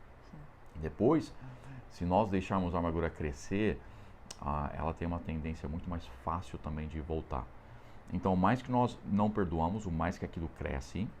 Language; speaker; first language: Portuguese; non-native, fluent; English